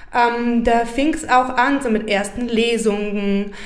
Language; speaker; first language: German; non-native, fluent; Bulgarian